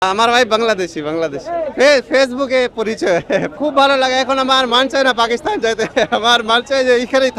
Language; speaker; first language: Bangla; non-native, learner; Urdu